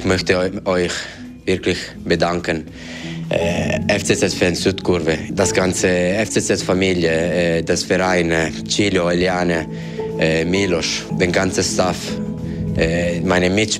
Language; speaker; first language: German; non-native, local second language; Italian